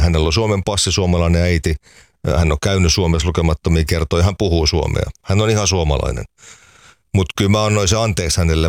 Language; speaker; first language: Finnish; native; Finnish